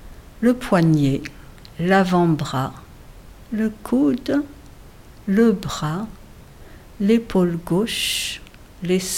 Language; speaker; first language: French; native; French